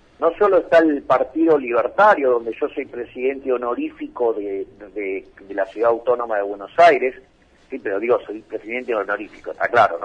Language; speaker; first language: Spanish; native; Spanish